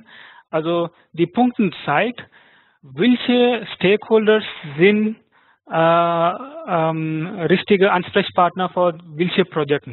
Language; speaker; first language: German; non-native, fluent; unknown